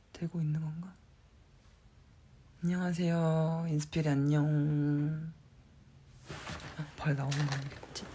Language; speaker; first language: Korean; native; Korean